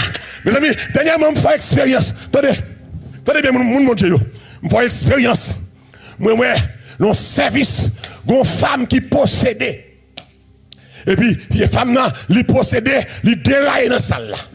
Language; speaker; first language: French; non-native, local second language; Haitian Creole